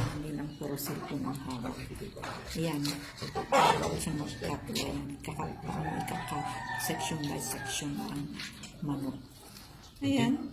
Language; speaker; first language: Filipino; non-native, local second language; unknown